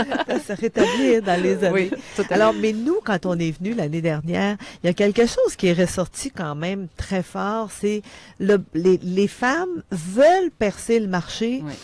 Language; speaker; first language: French; native; French